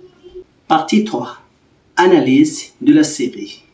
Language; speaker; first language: French; non-native, learner; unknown